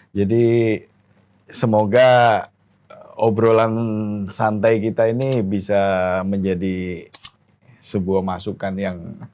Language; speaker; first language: Indonesian; native; Indonesian